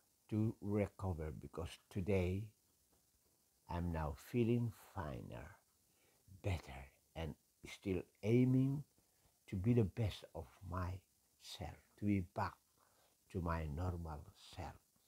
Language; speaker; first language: English; non-native, local second language; Iloko